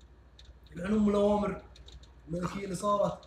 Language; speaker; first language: Arabic; native; Arabic